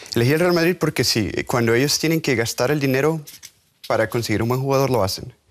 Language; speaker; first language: Spanish; native; Spanish